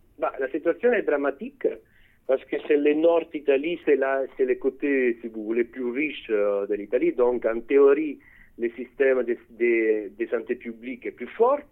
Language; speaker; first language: French; non-native, fluent; Italian